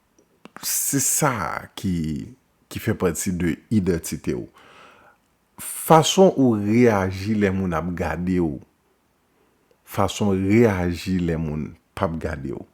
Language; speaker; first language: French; non-native, local second language; Haitian Creole